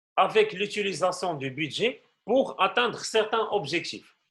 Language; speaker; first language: French; non-native, local second language; Arabic